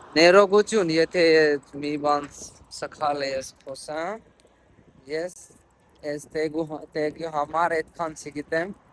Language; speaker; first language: Armenian; non-native, learner; Hindi